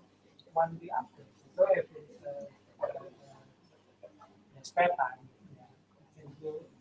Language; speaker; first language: English; non-native, learner; Indonesian